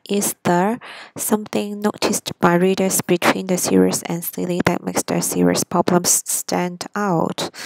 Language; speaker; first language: English; non-native, local second language; Cantonese